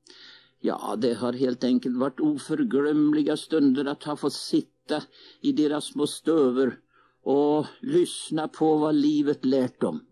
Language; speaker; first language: Swedish; native; Swedish